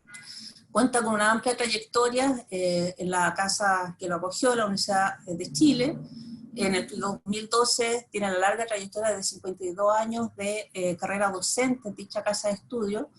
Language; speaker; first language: Spanish; native; Spanish